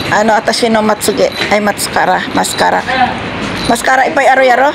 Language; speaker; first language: Japanese; non-native, learner; Filipino